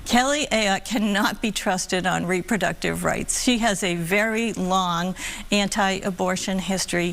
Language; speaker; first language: English; native; English